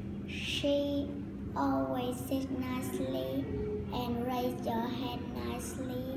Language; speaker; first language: English; non-native, learner; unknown